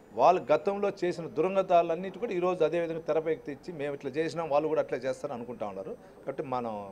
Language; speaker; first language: Telugu; native; Telugu